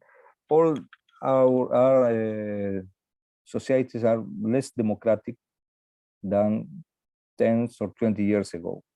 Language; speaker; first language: English; non-native, learner; Spanish